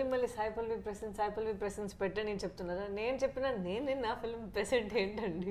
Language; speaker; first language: Telugu; non-native, fluent; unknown